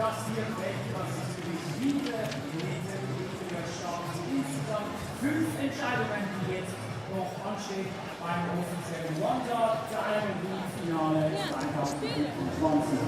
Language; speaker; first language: German; native; German